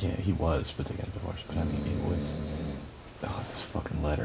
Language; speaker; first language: English; native; English